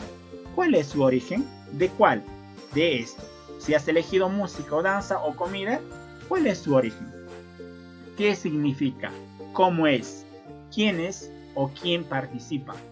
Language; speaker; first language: Spanish; native; Spanish